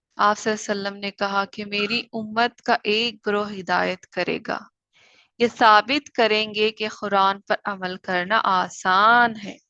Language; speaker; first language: Urdu; native; Urdu